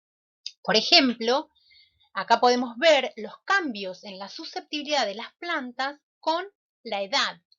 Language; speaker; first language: Spanish; native; Spanish